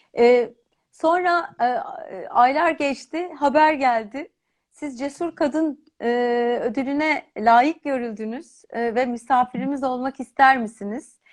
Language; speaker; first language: Turkish; native; Turkish